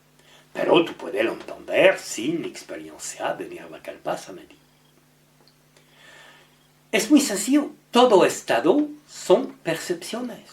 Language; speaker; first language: Spanish; non-native, learner; French